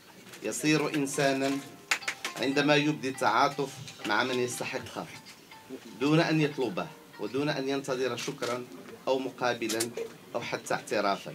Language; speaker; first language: Arabic; native; Arabic